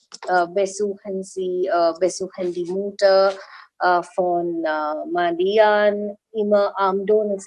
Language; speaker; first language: German; non-native, learner; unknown